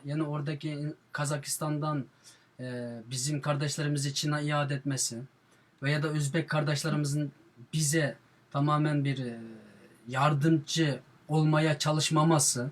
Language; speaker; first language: Turkish; non-native, fluent; Uyghur